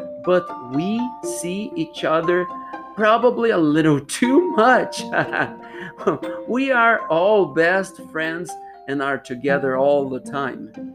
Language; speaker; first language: English; non-native, fluent; Portuguese